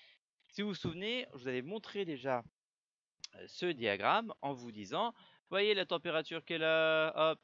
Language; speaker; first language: French; native; French